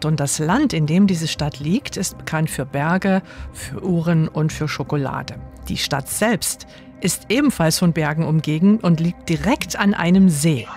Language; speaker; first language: German; native; German